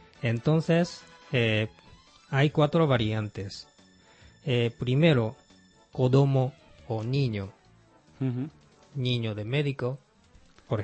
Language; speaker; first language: Spanish; non-native, fluent; Japanese